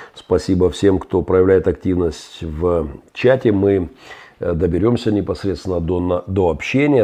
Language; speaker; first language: Russian; native; Russian